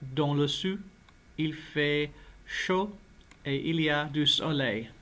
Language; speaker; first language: French; non-native, fluent; English